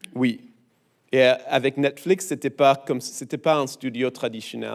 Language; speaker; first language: French; non-native, learner; English